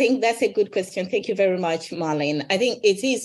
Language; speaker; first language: English; non-native, local second language; Ganda